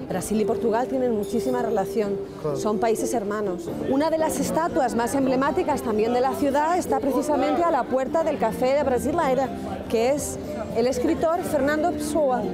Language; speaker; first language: Spanish; native; Spanish